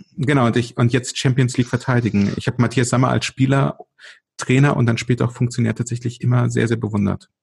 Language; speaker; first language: German; early bilingual, other home language; Russian